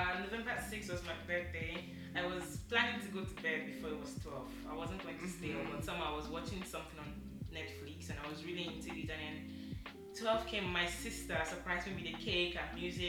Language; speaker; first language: English; non-native, local second language; Yoruba